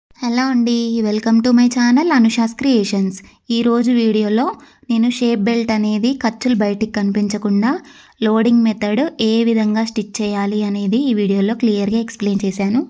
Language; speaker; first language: Telugu; native; Telugu